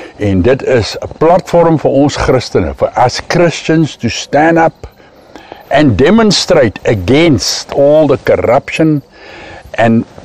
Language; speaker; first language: English; non-native, local second language; Afrikaans